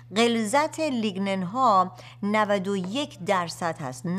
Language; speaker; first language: Persian; native; Persian